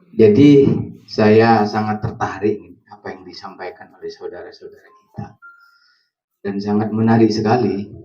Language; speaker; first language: Indonesian; non-native, local second language; Madurese